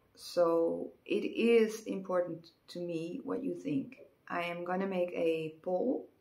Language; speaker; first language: English; non-native, fluent; Dutch